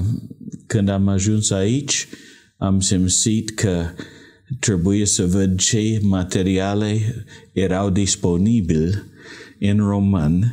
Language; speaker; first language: Romanian; non-native, learner; English